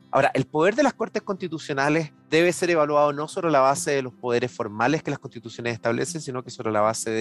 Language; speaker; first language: Spanish; native; Spanish